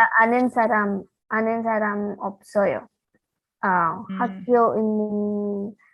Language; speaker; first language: Korean; non-native, learner; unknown